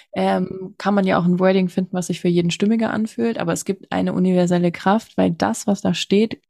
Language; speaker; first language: German; native; German